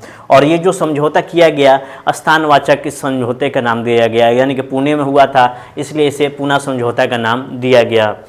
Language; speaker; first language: Hindi; native; Hindi